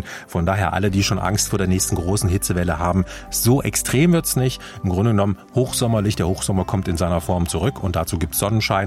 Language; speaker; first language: German; native; German